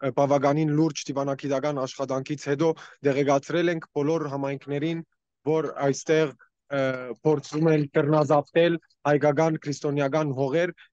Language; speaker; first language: Armenian; early bilingual, heritage; Armenian